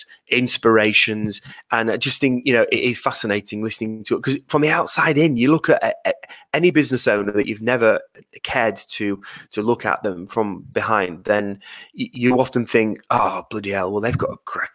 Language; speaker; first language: English; native; English